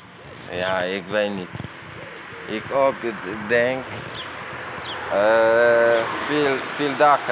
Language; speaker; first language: Dutch; non-native, learner; Polish